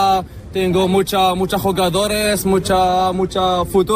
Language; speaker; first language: Spanish; non-native, learner; Arabic